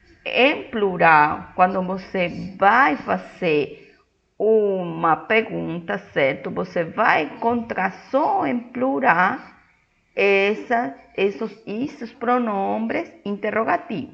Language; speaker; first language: Portuguese; non-native, fluent; Spanish